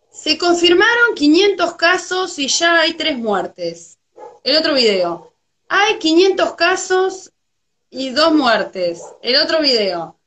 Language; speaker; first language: Spanish; native; Spanish